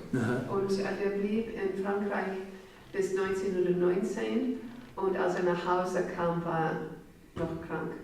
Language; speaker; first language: German; non-native, fluent; English